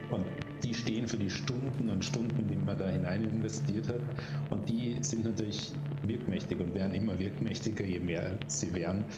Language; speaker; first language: German; native; German